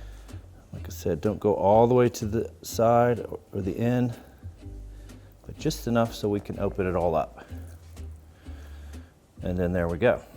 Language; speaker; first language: English; native; English